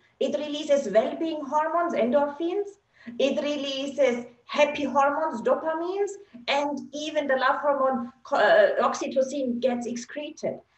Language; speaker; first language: English; non-native, fluent; German